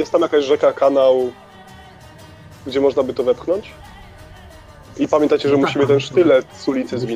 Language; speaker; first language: Polish; native; Polish